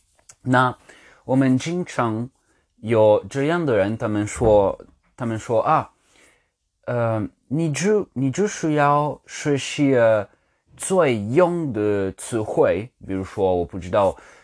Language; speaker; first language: Chinese; non-native, learner; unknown